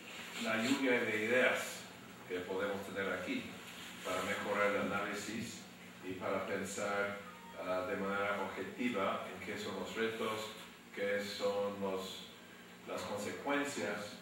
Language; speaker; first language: Spanish; non-native, fluent; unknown